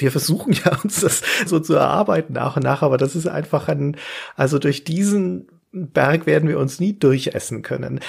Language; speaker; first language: German; native; German